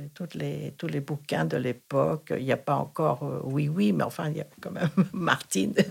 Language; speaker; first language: French; non-native, fluent; Thai